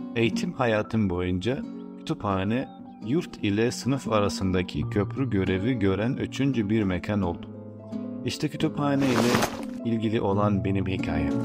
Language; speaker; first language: Turkish; non-native, fluent; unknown